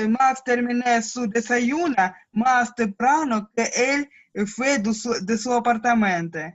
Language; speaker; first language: Spanish; non-native, learner; Russian